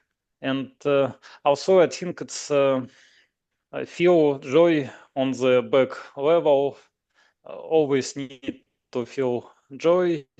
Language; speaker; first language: English; non-native, learner; Russian